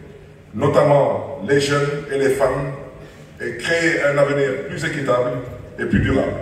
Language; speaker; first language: French; non-native, local second language; Wolof